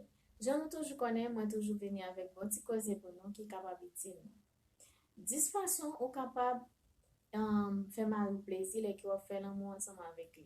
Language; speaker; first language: French; non-native, learner; Haitian Creole